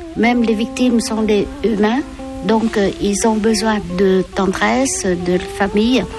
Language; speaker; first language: French; non-native, local second language; Vietnamese